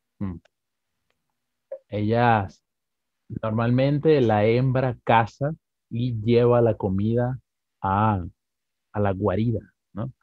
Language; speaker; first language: Spanish; native; Spanish